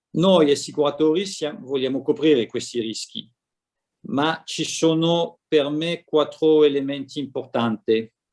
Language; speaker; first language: Italian; non-native, fluent; French